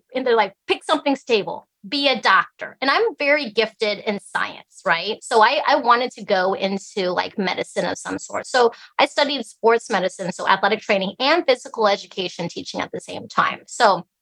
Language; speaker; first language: English; early bilingual, other home language; Cantonese